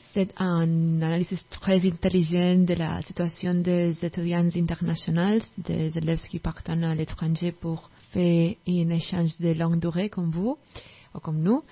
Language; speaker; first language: French; non-native, learner; Spanish